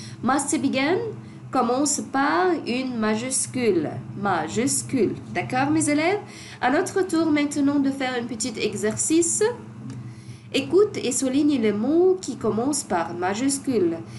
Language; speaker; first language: French; non-native, fluent; Arabic